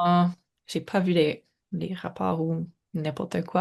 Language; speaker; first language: French; non-native, local second language; English